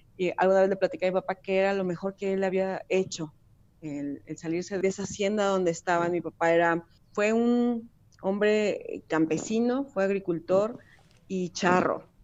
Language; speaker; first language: Spanish; native; Spanish